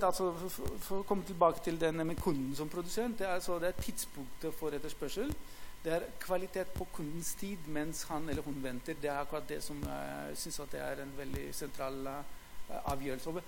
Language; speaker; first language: Norwegian; non-native, fluent; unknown